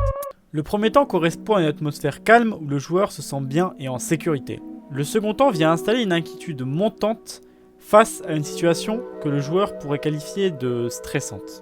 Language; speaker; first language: French; native; French